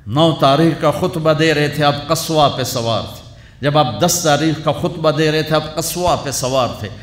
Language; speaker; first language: Urdu; non-native, local second language; Punjabi